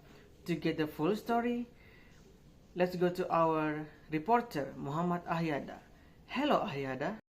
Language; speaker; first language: English; non-native, learner; Indonesian